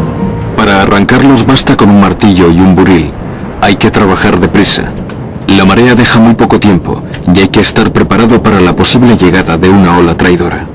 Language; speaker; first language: Spanish; native; Spanish